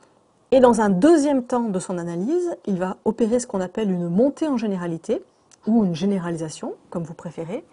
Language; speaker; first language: French; native; French